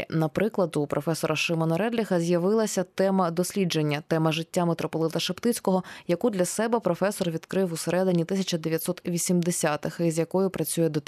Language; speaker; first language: Ukrainian; native; Ukrainian